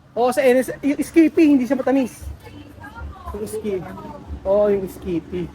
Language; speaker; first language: Filipino; native; Filipino